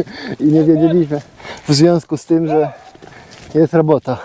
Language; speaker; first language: Polish; native; Polish